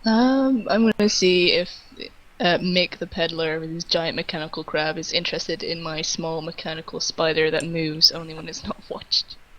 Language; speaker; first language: English; native; English